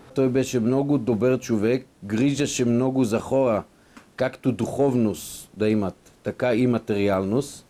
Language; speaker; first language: Bulgarian; non-native, fluent; Hebrew